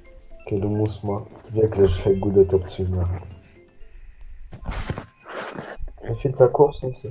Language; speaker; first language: German; non-native, local second language; Luxembourgish